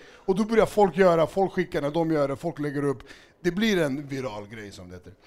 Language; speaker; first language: Swedish; early bilingual, other home language; Serbian